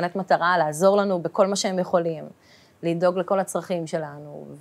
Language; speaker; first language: Hebrew; early bilingual, other home language; Russian